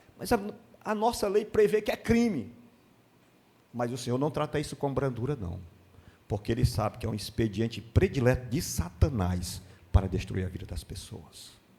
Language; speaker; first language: Portuguese; native; Portuguese